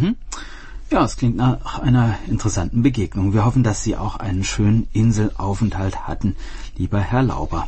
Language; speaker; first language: German; native; German